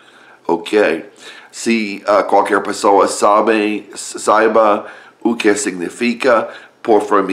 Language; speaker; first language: Portuguese; non-native, learner; English